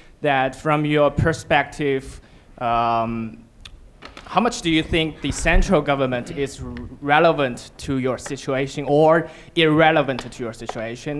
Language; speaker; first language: English; non-native, fluent; Chinese